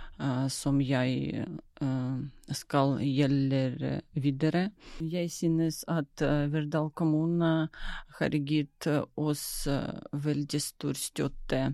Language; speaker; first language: Norwegian; non-native, learner; Ukrainian